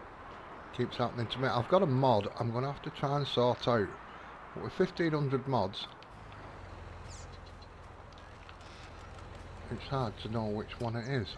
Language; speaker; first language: English; native; English